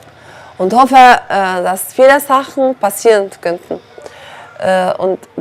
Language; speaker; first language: German; non-native, learner; Arabic